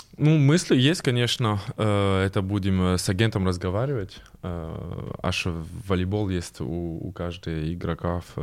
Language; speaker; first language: Russian; non-native, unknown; French